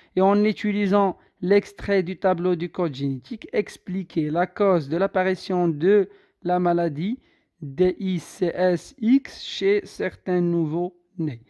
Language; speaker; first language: French; non-native, local second language; Arabic